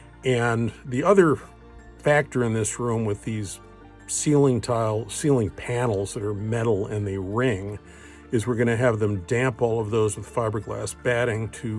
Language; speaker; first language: English; native; English